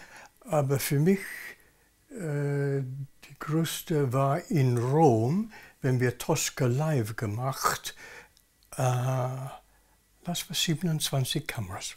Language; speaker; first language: German; non-native, learner; English